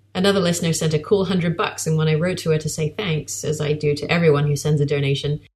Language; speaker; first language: English; native; English